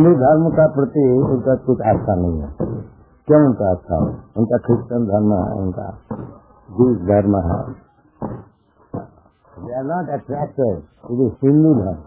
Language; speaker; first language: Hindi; non-native, local second language; Bangla